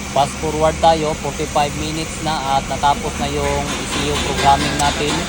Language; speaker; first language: Filipino; non-native, local second language; Cebuano